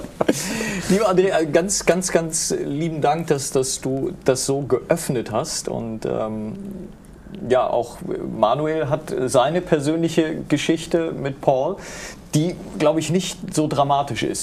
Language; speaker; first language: German; native; German